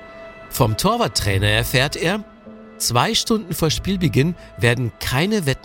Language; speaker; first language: German; native; German